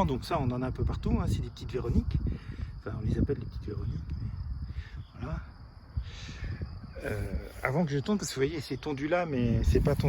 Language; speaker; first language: French; native; French